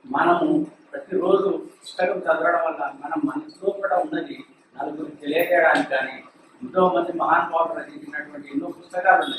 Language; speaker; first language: Telugu; native; Telugu